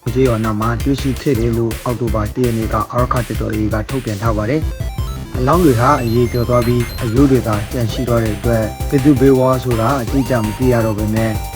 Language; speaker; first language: Burmese; native; Burmese